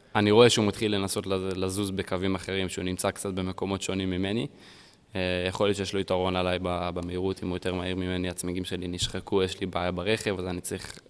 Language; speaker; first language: Hebrew; early bilingual, heritage; Hebrew